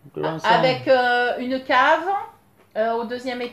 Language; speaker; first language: French; native; French